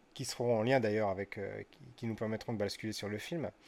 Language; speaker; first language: French; early bilingual, other home language; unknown